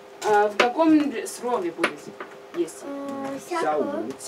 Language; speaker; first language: Russian; non-native, learner; Chinese